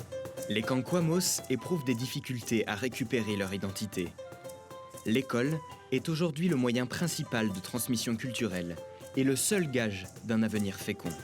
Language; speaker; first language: French; native; French